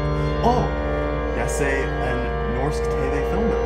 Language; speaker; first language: Norwegian; non-native, learner; English